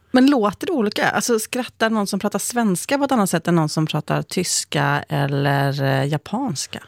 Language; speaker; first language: Swedish; native; Swedish